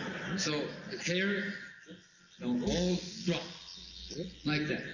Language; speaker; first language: English; non-native, fluent; Korean